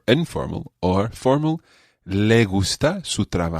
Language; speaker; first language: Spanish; non-native, fluent; English